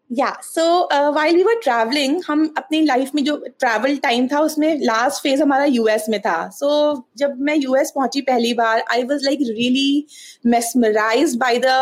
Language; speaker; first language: Hindi; native; Hindi